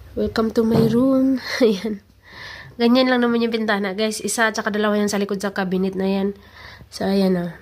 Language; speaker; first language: Filipino; non-native, local second language; Cebuano